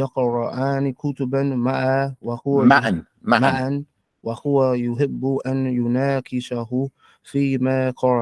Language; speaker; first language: Arabic; non-native, learner; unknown